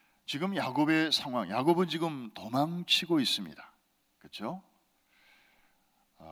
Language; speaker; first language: Korean; native; Korean